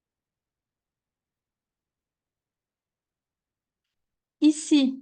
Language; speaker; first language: French; native; French